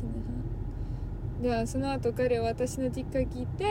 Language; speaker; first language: Japanese; non-native, learner; Italian